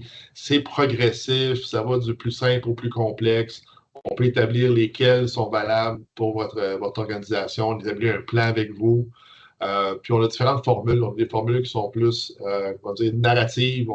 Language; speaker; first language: French; native; French